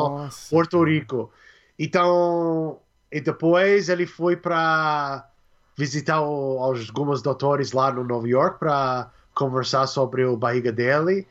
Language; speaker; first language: Portuguese; non-native, learner; English